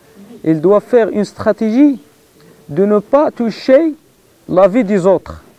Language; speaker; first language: French; non-native, learner; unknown